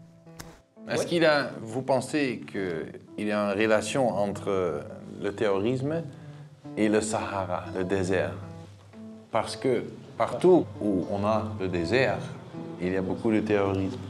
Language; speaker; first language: French; non-native, learner; Dutch